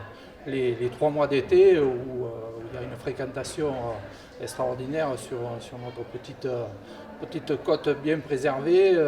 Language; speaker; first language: French; native; French